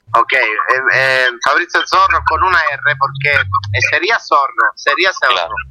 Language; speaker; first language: Spanish; non-native, fluent; Italian